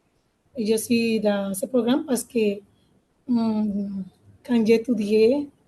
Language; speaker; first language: French; non-native, learner; Spanish